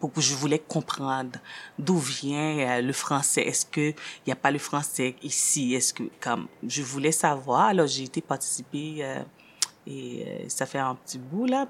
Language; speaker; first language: French; non-native, local second language; Haitian Creole